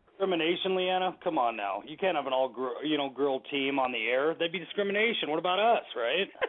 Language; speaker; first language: English; native; English